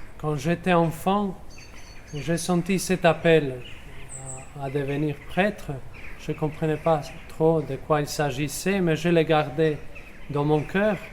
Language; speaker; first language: French; non-native, fluent; Croatian